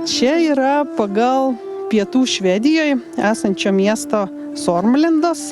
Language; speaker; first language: Lithuanian; native; Lithuanian